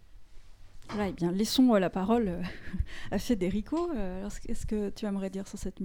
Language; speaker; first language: French; native; French